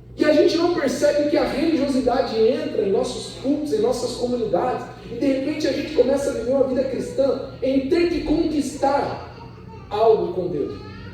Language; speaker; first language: Portuguese; early bilingual, other home language; Spanish